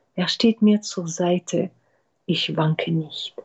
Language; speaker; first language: German; non-native, fluent; French